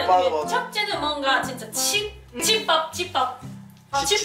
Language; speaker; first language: Korean; non-native, learner; Japanese